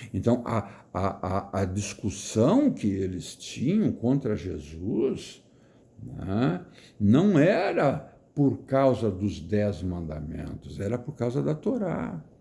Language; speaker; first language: Portuguese; native; Portuguese